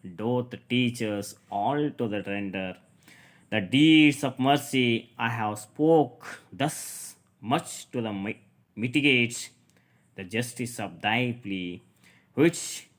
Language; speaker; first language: English; non-native, local second language; Kannada